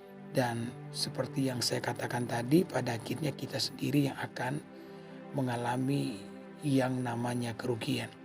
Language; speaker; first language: Indonesian; native; Indonesian